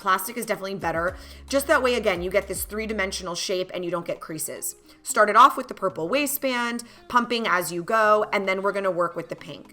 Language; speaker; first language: English; native; English